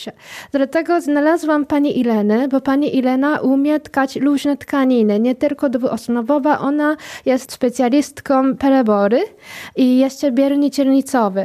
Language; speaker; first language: Polish; non-native, learner; Japanese